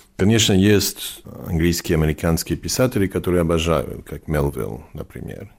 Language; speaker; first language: Russian; non-native, fluent; English